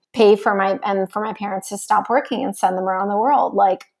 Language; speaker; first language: English; early bilingual, other home language; Russian